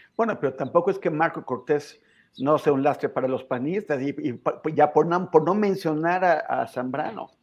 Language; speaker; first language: Spanish; native; Spanish